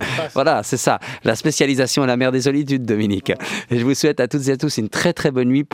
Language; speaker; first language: French; native; French